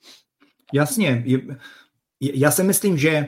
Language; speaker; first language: Czech; non-native, fluent; Polish